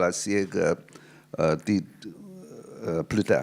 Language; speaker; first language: French; non-native, fluent; Cantonese